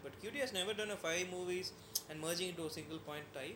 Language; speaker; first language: English; non-native, local second language; Tamil